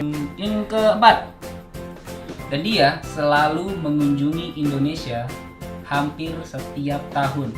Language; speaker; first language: Indonesian; native; Indonesian